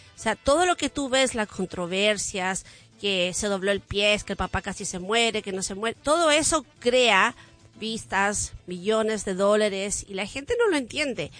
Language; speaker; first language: Spanish; native; Spanish